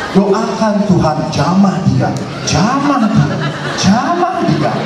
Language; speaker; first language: Indonesian; non-native, local second language; Javanese